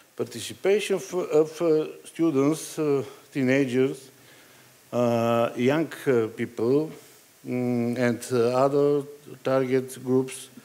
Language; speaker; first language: English; non-native, learner; Bulgarian